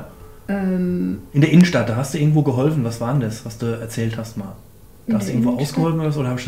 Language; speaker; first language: German; native; German